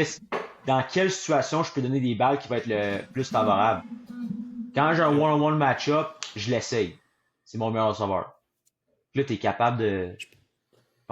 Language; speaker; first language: French; native; French